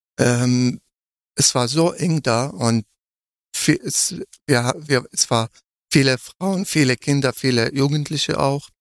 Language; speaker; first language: German; non-native, fluent; Arabic